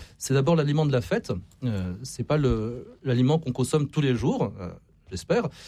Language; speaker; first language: French; native; French